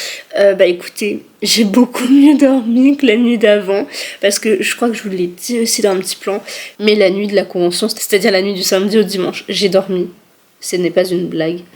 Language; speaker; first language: French; native; French